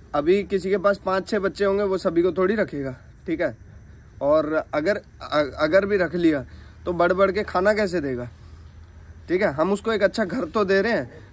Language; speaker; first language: Hindi; non-native, local second language; Odia